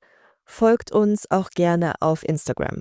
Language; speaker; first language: German; native; German